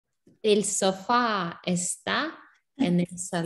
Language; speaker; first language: Spanish; non-native, learner; English